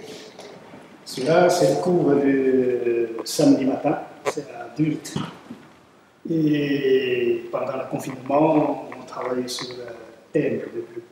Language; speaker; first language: French; non-native, fluent; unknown